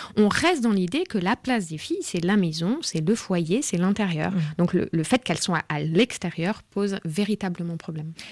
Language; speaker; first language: French; native; French